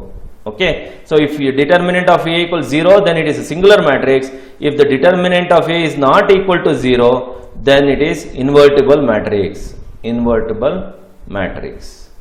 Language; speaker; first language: English; non-native, local second language; Kannada